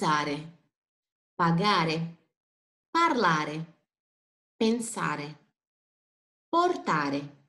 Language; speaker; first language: Italian; non-native, fluent; Portuguese